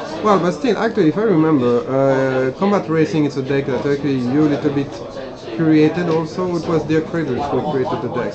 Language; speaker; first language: English; non-native, fluent; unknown